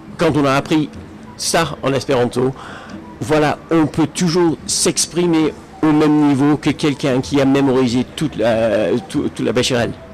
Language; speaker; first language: French; non-native, fluent; English